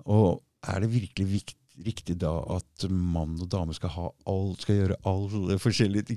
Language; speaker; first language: Norwegian; native; Norwegian